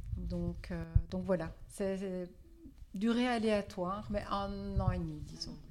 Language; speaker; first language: French; native; French